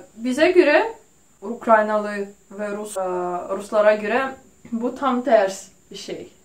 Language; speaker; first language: Turkish; non-native, fluent; Russian